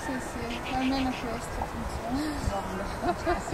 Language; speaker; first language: Italian; non-native, local second language; Slovenian